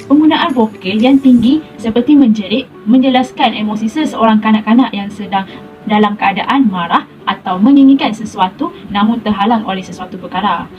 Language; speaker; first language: Malay; native; Malay